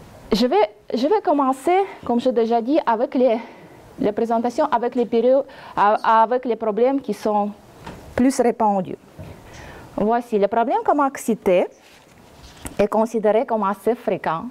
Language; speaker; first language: French; non-native, fluent; Russian